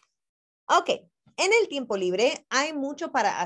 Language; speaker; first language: Spanish; non-native, fluent; English